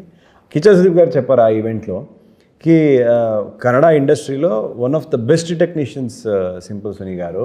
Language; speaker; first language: Telugu; non-native, learner; Kannada